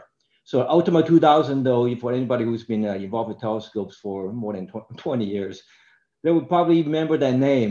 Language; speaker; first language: English; non-native, local second language; Cantonese